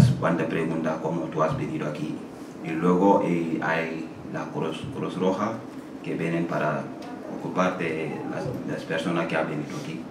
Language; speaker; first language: Spanish; non-native, learner; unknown